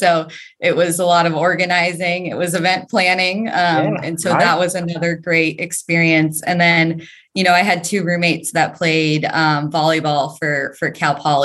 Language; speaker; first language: English; native; English